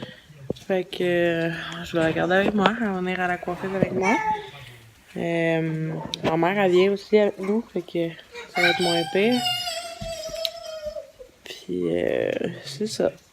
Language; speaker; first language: French; native; French